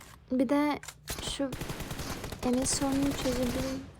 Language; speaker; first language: Turkish; non-native, fluent; Azerbaijani